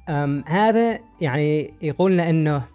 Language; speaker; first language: Arabic; native; Arabic